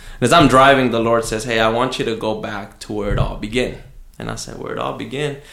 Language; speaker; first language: English; early bilingual, other home language; Spanish